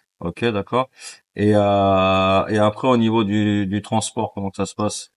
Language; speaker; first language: French; native; French